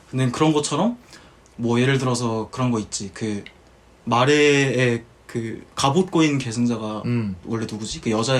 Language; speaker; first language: Korean; native; Korean